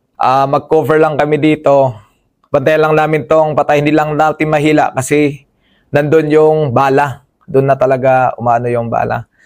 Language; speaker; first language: Filipino; non-native, local second language; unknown